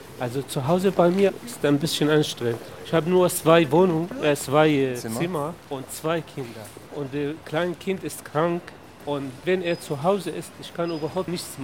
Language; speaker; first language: German; non-native, local second language; Kurdish